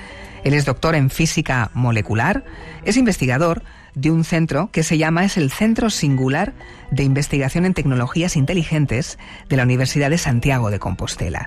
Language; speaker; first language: Spanish; native; Spanish